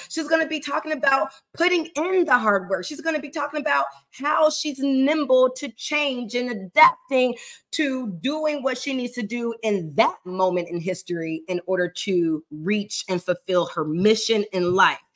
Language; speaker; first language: English; native; English